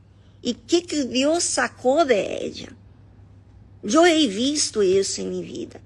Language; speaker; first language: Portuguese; non-native, learner; Spanish